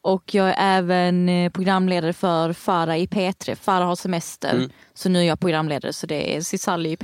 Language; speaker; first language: Swedish; native; Swedish